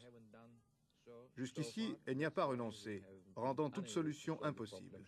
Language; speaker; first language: French; non-native, fluent; Turkish